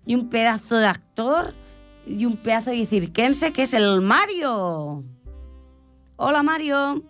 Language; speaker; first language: Spanish; non-native, local second language; Catalan